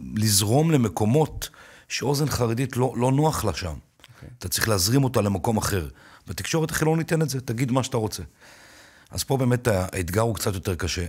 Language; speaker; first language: Hebrew; native; Hebrew